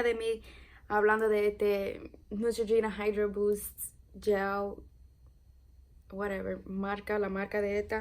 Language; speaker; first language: Spanish; early bilingual, heritage; English